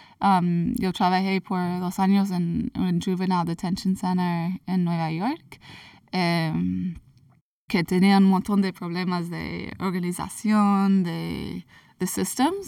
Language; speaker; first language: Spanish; early bilingual, heritage; English